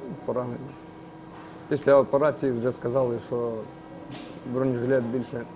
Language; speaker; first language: Ukrainian; non-native, local second language; Russian